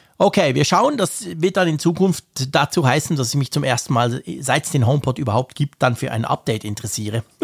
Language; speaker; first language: German; native; German